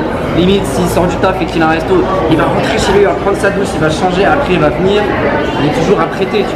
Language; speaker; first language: French; native; French